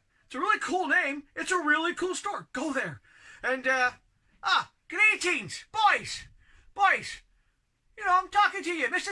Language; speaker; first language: English; native; English